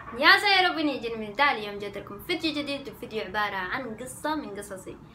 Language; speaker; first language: Arabic; early bilingual, other home language; Korean